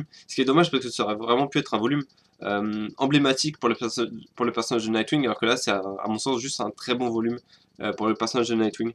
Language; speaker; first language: French; native; French